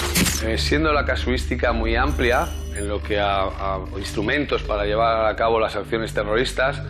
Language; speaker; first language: Spanish; native; Spanish